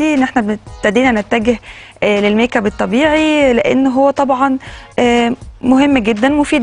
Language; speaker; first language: Arabic; native; Arabic